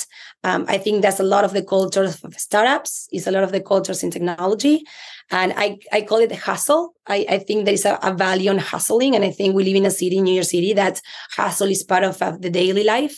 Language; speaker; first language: English; non-native, fluent; Spanish